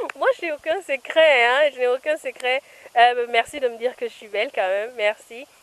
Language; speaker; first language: French; non-native, local second language; Fula